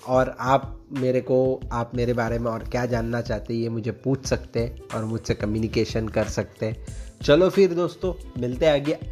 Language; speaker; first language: Hindi; non-native, local second language; Marathi